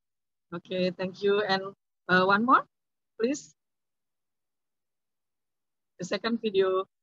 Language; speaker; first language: English; non-native, learner; Indonesian